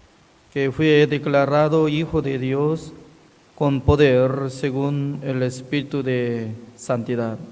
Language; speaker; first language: Spanish; non-native, fluent; Korean